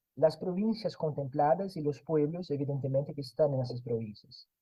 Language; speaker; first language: Spanish; non-native, fluent; Portuguese